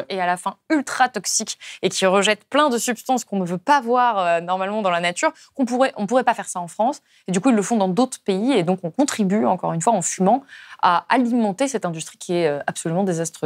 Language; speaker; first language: French; native; French